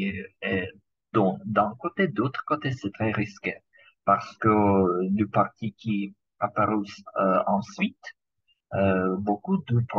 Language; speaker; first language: French; non-native, learner; Ukrainian